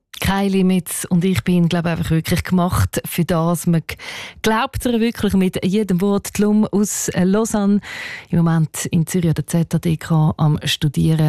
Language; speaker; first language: German; native; German